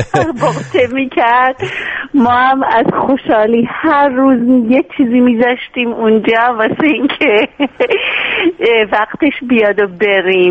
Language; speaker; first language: Persian; early bilingual, heritage; Persian